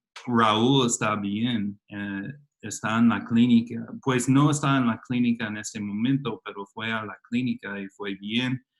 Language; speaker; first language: Spanish; non-native, fluent; English